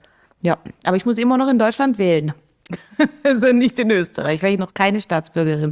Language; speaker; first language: German; native; German